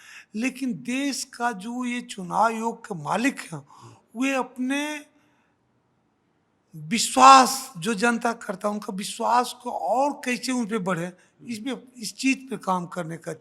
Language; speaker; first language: Hindi; native; Hindi